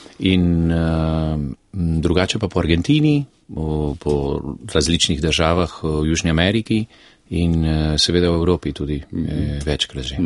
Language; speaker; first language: Slovenian; early bilingual, heritage; Slovenian